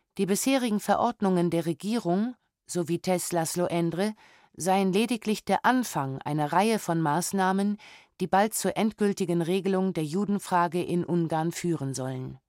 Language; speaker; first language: German; native; German